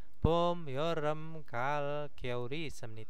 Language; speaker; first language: Korean; non-native, fluent; Indonesian